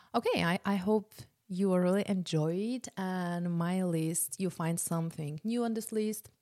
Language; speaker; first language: English; non-native, fluent; Polish